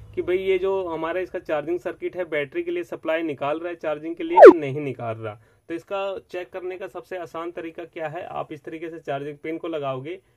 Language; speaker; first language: Hindi; native; Hindi